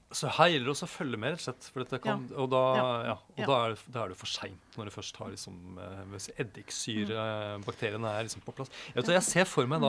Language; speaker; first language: Norwegian; native; Norwegian